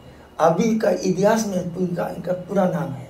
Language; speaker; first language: Hindi; non-native, fluent; Japanese